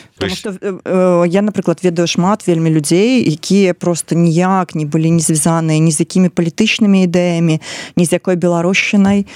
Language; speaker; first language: Belarusian; non-native, local second language; Russian